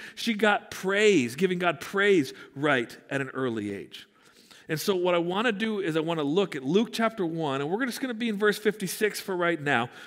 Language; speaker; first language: English; native; English